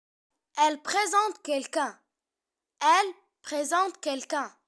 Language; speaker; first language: French; non-native, fluent; Arabic